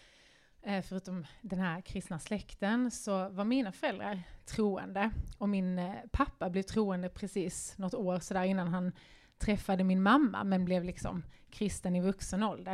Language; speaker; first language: Swedish; native; Swedish